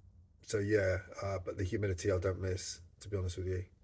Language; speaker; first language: English; native; English